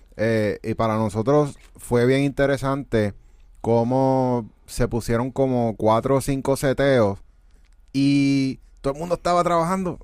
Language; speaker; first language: Spanish; native; Spanish